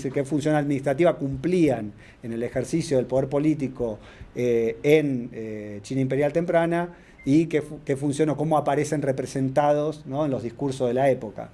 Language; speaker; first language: Spanish; native; Spanish